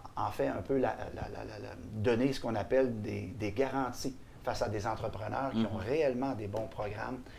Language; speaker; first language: French; native; French